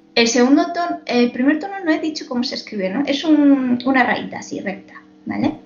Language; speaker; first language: Spanish; non-native, fluent; Chinese